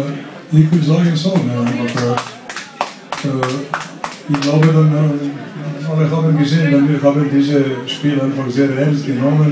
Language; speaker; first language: German; non-native, fluent; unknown